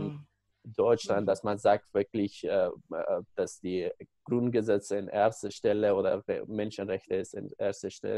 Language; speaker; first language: German; non-native, learner; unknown